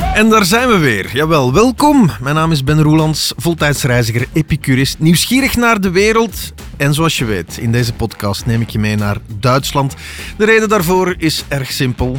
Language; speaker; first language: Dutch; native; Dutch